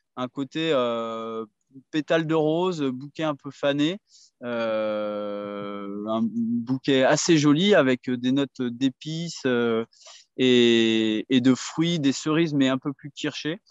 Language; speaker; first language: French; native; French